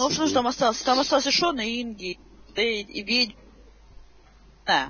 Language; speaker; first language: Russian; native; Russian